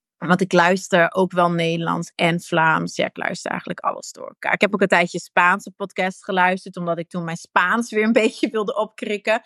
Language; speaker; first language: Dutch; native; Dutch